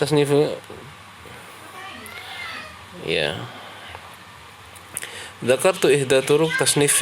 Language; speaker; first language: Arabic; non-native, fluent; Indonesian